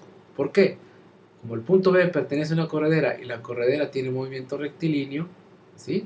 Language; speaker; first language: Spanish; native; Spanish